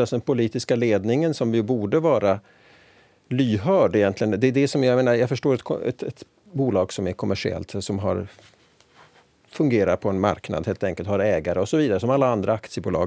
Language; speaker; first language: Swedish; native; Swedish